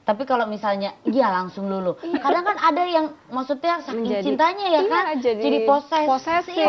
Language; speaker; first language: Indonesian; native; Indonesian